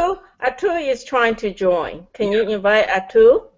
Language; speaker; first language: English; native; English